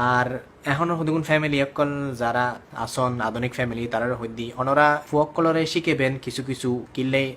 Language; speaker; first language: Bangla; native; Bangla